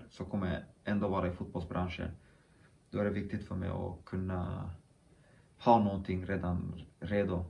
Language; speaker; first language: Swedish; early bilingual, other home language; Kurdish